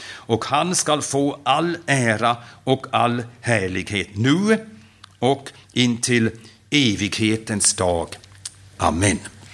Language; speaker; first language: Swedish; non-native, fluent; German